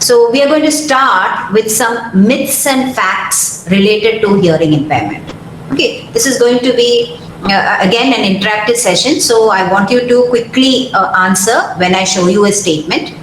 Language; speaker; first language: English; non-native, local second language; Malayalam